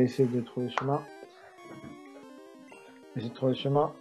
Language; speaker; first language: French; native; French